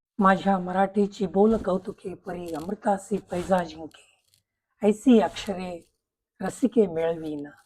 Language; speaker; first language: Marathi; non-native, local second language; Tamil